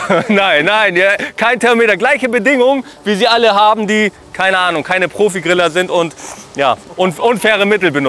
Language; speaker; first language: German; native; German